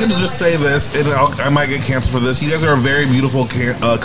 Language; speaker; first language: English; native; English